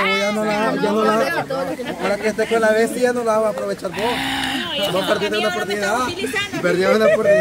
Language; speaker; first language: Spanish; native; Spanish